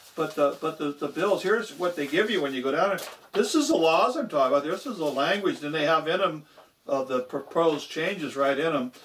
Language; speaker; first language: English; native; English